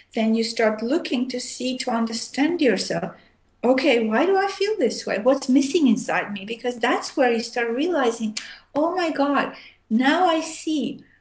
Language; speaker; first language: English; non-native, fluent; Armenian